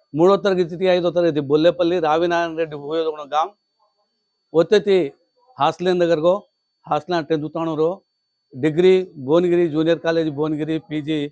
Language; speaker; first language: Telugu; non-native, local second language; Lambadi